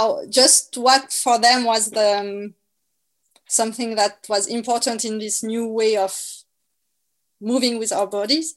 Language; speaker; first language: English; non-native, fluent; French